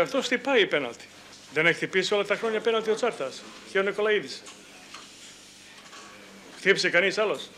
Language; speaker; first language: Greek; non-native, fluent; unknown